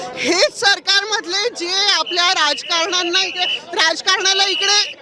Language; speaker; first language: Marathi; native; Marathi